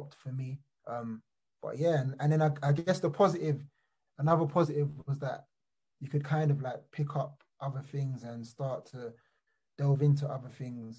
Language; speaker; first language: English; native; English